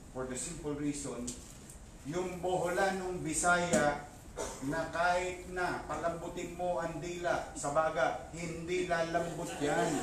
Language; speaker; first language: Filipino; native; Filipino